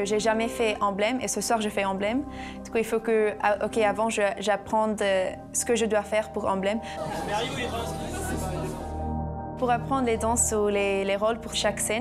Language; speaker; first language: French; non-native, learner; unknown